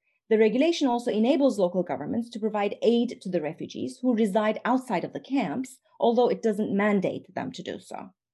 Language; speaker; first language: English; non-native, fluent; Turkish